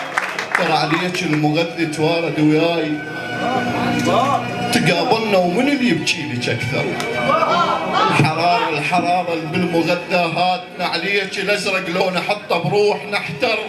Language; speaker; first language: Arabic; native; Arabic